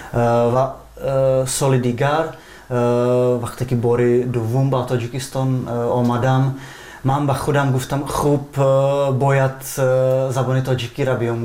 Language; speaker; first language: Persian; non-native, fluent; Czech